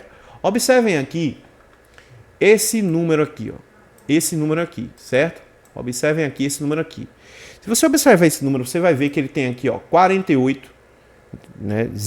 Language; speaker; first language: Portuguese; native; Portuguese